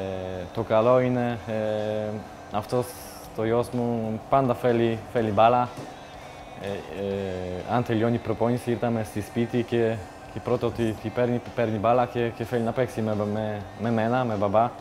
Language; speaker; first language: Greek; non-native, learner; Polish